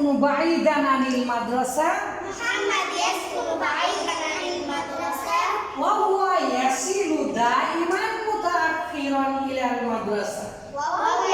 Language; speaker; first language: Arabic; non-native, fluent; Bangla